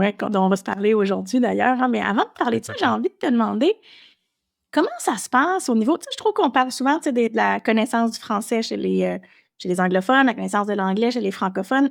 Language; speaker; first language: French; native; French